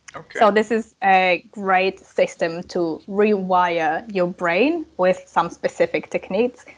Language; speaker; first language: English; non-native, fluent; Russian